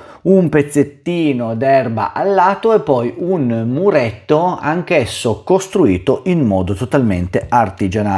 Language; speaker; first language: Italian; native; Italian